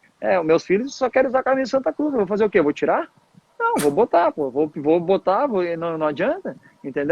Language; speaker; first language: Portuguese; native; Portuguese